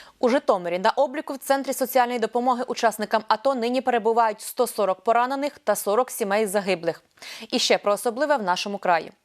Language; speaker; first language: Ukrainian; native; Ukrainian